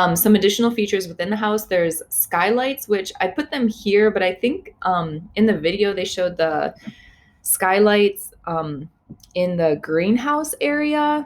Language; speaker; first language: English; native; English